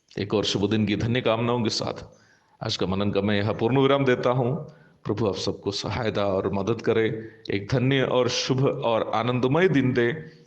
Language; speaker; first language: Hindi; non-native, local second language; Malayalam